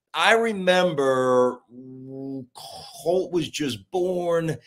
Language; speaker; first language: English; native; English